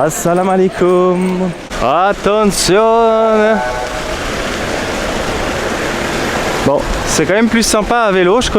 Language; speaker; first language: French; native; French